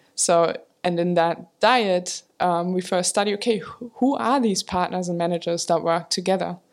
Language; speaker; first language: English; non-native, fluent; German